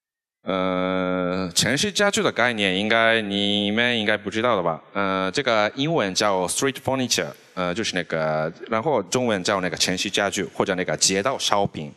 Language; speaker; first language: Chinese; non-native, fluent; Japanese